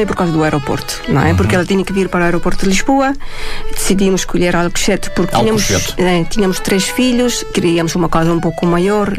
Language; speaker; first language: Portuguese; non-native, fluent; Estonian